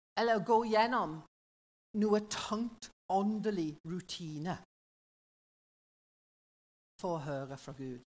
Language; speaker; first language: Norwegian; non-native, learner; English